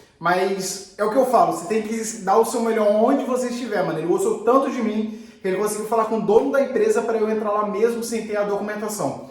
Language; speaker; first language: Portuguese; native; Portuguese